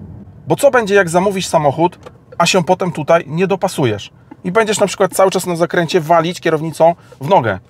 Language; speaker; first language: Polish; native; Polish